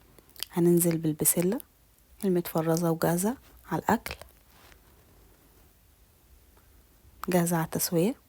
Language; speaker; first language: Arabic; native; Arabic